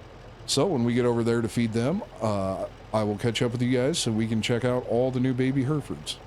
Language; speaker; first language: English; native; English